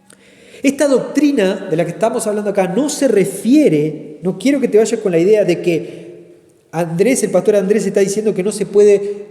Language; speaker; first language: Spanish; native; Spanish